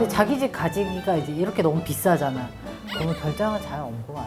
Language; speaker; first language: Korean; native; Korean